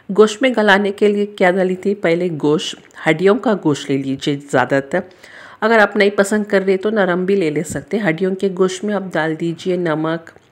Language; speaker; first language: Hindi; native; Hindi